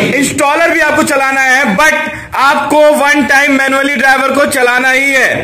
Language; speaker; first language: Hindi; native; Hindi